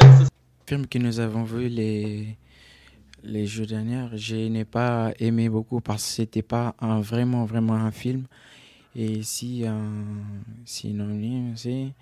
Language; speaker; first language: French; non-native, learner; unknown